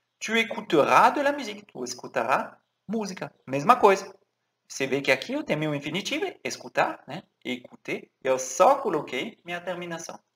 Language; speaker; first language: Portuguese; non-native, fluent; French